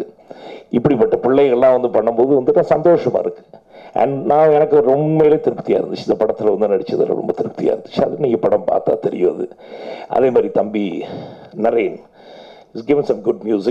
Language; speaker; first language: Tamil; native; Tamil